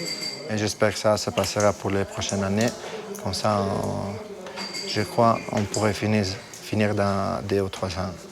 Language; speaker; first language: French; non-native, fluent; Italian